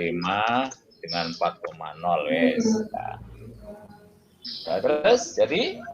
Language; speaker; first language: Indonesian; native; Indonesian